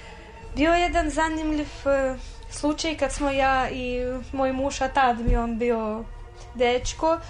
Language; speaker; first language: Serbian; non-native, fluent; Russian